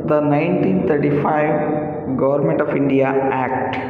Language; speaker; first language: English; non-native, local second language; Kannada